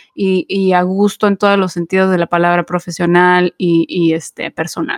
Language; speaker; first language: Spanish; early bilingual, heritage; Spanish